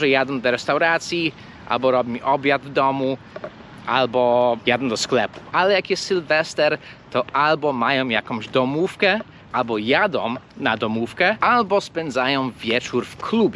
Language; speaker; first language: Polish; early bilingual, heritage; English